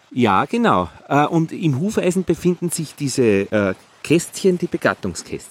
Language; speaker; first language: German; native; German